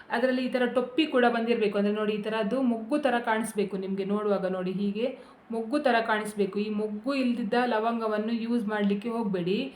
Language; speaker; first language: Kannada; non-native, local second language; Konkani